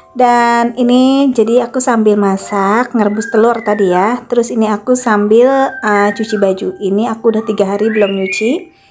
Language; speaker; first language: Indonesian; native; Indonesian